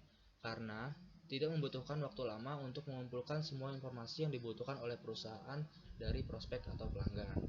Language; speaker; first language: Indonesian; native; Indonesian